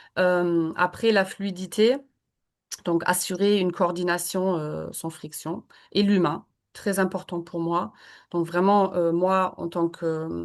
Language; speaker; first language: French; non-native, fluent; German